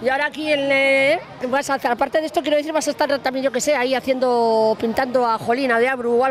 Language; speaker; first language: Spanish; native; Spanish